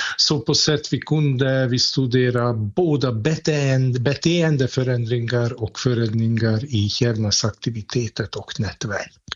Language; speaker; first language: Swedish; non-native, fluent; Hungarian